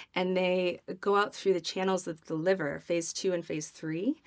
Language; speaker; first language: English; native; English